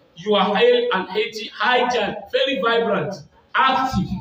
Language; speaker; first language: English; non-native, local second language; Yoruba